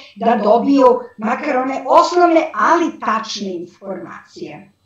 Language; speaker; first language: Serbian; native; Serbian